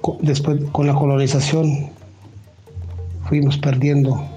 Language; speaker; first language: Spanish; non-native, local second language; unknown